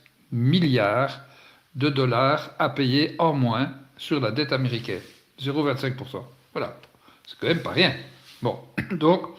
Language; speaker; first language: French; native; French